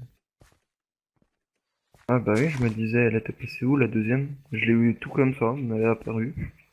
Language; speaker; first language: French; native; French